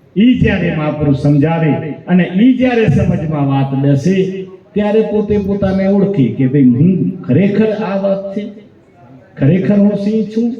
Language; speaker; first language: Gujarati; non-native, local second language; Kachhi